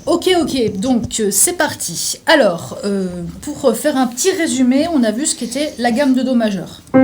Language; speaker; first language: French; native; French